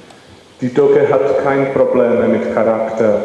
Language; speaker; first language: German; non-native, learner; Czech